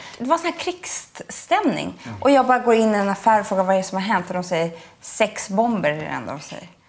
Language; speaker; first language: Swedish; native; Swedish